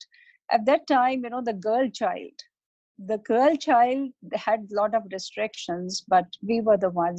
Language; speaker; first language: English; non-native, local second language; Hindi